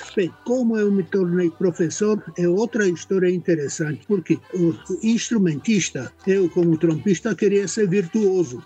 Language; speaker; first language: Portuguese; non-native, fluent; Czech